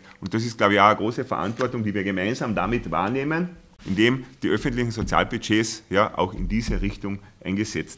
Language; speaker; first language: German; native; German